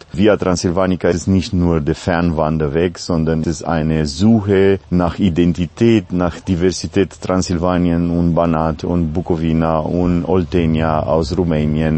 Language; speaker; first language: German; non-native, fluent; Romanian